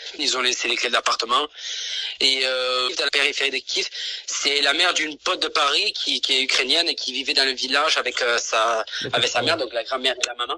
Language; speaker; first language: French; native; French